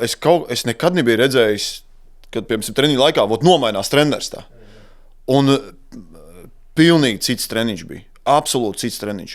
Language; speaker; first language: Latvian; native; Latvian